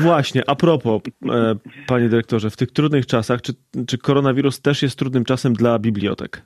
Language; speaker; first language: Polish; native; Polish